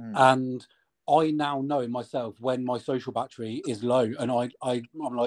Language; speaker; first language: English; native; English